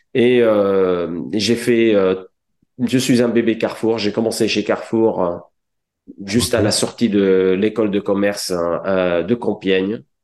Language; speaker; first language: French; non-native, local second language; Arabic